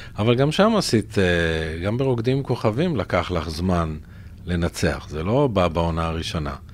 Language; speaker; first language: Hebrew; native; Hebrew